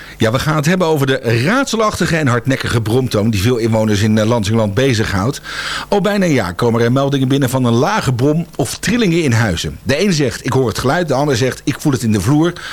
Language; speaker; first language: Dutch; native; Dutch